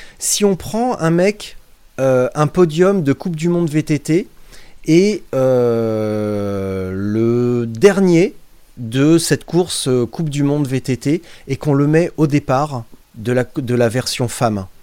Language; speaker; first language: French; native; French